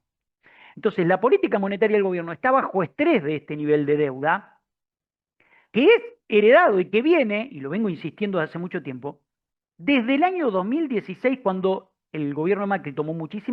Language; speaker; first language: Spanish; native; Spanish